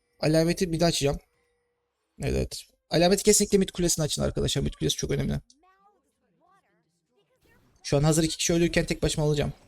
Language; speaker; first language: Turkish; native; Turkish